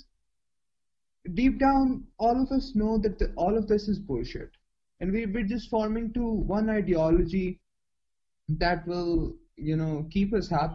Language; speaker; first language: English; non-native, local second language; Urdu